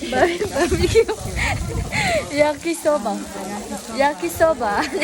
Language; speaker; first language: Japanese; non-native, learner; Mizo